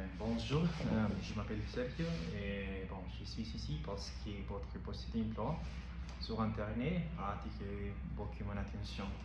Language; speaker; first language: French; non-native, learner; Spanish